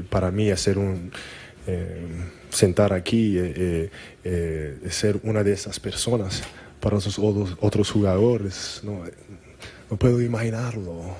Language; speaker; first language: Spanish; non-native, learner; English